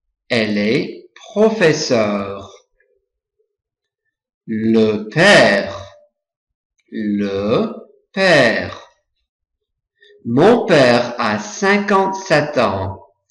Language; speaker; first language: French; non-native, fluent; English